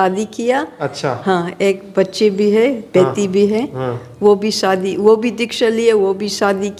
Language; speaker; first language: Hindi; non-native, fluent; English